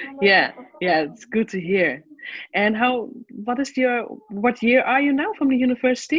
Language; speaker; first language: English; non-native, fluent; Dutch